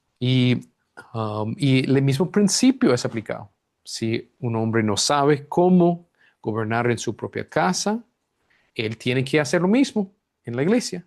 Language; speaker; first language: Spanish; non-native, fluent; English